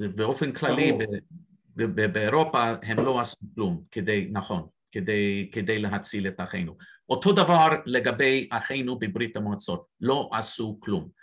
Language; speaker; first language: Hebrew; non-native, fluent; English